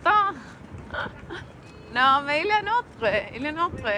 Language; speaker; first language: French; non-native, learner; Spanish